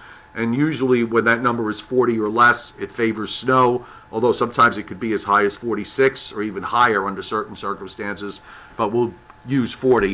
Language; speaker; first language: English; native; English